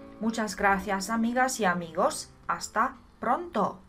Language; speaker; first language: Spanish; non-native, learner; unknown